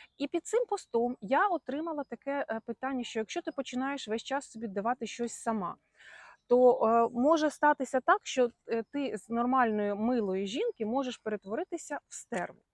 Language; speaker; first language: Ukrainian; non-native, local second language; Russian